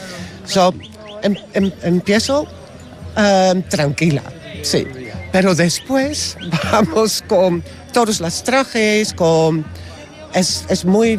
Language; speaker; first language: Spanish; non-native, learner; Dutch